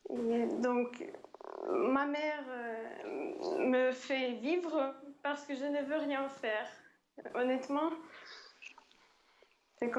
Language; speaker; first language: French; non-native, fluent; Ukrainian